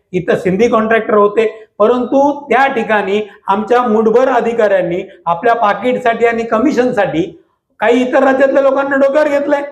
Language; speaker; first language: Marathi; native; Marathi